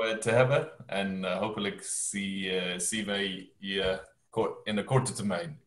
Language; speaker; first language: Dutch; non-native, learner; English